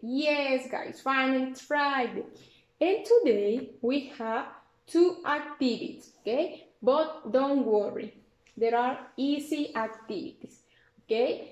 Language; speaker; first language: English; non-native, fluent; Spanish